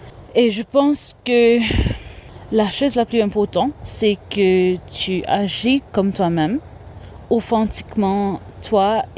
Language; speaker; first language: French; non-native, local second language; Morisyen